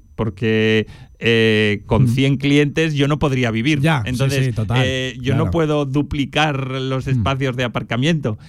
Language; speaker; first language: Spanish; native; Spanish